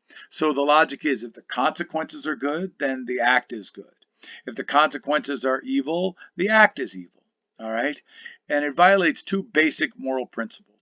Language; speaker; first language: English; native; English